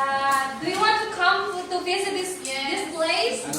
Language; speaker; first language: English; non-native, learner; Indonesian